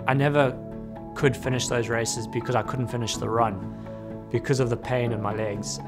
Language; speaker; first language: English; native; English